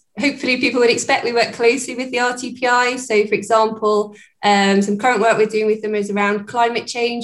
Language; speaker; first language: English; native; English